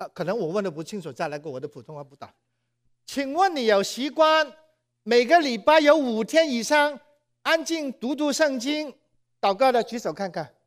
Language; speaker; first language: Chinese; non-native, local second language; Cantonese